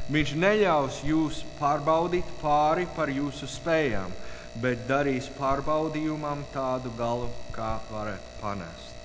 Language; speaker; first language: Latvian; non-native, learner; English